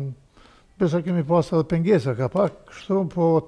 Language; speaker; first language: Albanian; native; Albanian